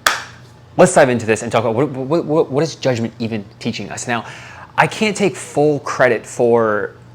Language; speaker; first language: English; native; English